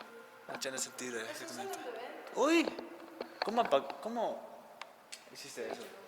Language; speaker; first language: Spanish; non-native, learner; English